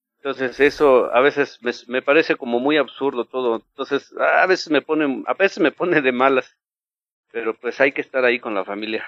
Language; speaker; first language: Spanish; native; Spanish